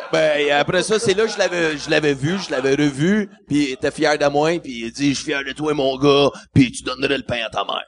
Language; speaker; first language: French; non-native, local second language; English